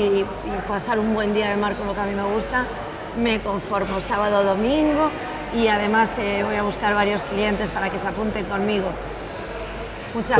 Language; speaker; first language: Spanish; native; Spanish